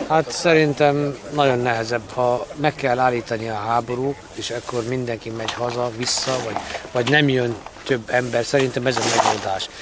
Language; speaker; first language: Hungarian; non-native, fluent; Arabic